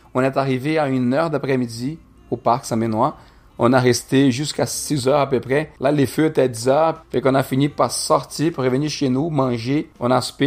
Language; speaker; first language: French; non-native, fluent; Portuguese